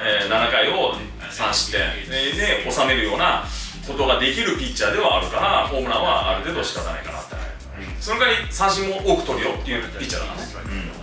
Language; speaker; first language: Japanese; native; Japanese